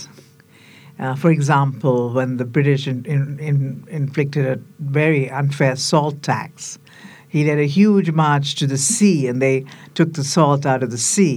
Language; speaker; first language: English; non-native, local second language; Tamil